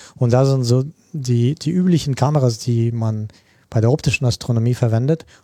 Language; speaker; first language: German; non-native, fluent; Russian